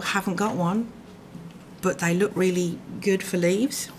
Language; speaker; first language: English; native; English